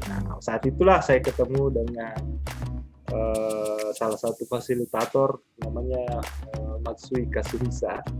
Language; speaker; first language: Indonesian; native; Indonesian